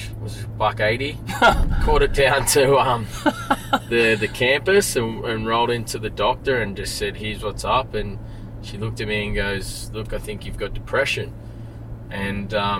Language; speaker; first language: English; native; English